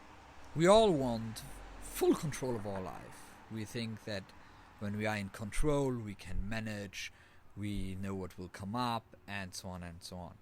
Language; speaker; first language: English; non-native, fluent; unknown